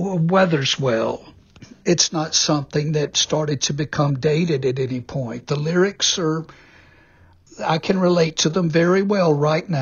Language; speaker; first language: English; native; English